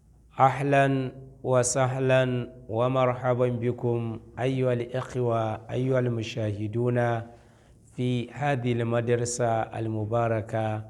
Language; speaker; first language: Arabic; non-native, fluent; Hausa